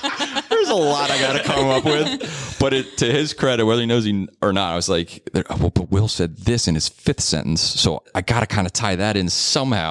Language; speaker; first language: English; native; English